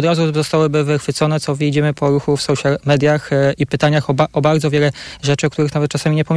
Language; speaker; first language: Polish; native; Polish